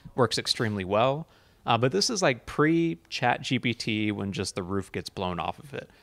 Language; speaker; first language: English; native; English